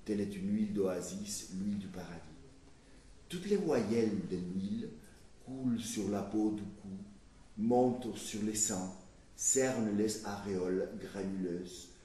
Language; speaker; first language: French; non-native, fluent; Spanish